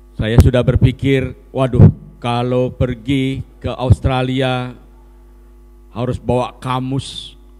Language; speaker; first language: Indonesian; native; Indonesian